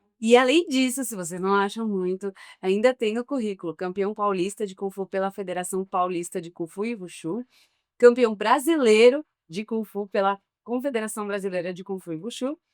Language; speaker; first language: Portuguese; native; Portuguese